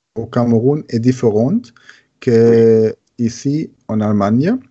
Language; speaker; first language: French; non-native, learner; German